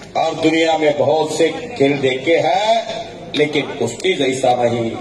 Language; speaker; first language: Hindi; non-native, local second language; Marathi